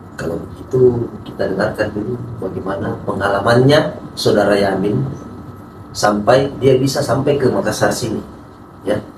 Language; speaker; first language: Indonesian; native; Indonesian